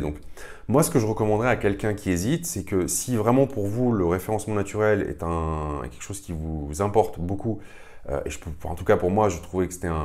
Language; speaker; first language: French; native; French